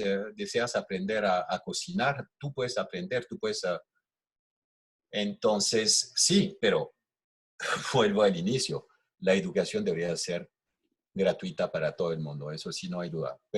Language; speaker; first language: Spanish; non-native, fluent; French